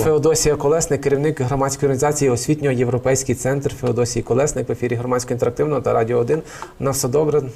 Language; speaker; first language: Ukrainian; native; Ukrainian